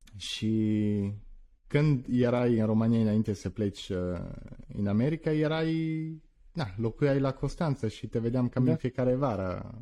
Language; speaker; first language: Romanian; early bilingual, heritage; Romanian